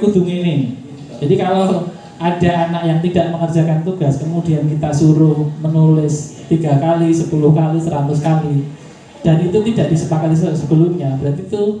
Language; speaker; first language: Indonesian; native; Indonesian